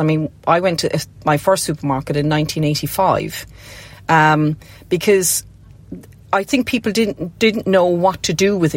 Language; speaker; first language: English; native; English